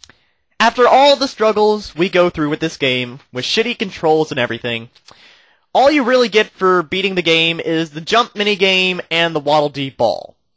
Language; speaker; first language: English; native; English